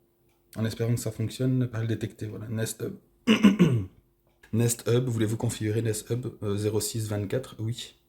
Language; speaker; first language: French; native; French